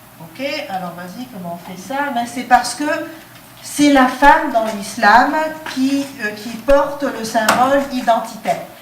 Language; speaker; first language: French; non-native, local second language; Arabic